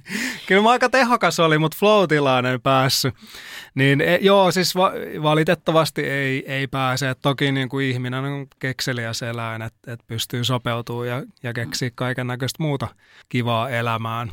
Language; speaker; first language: Finnish; native; Finnish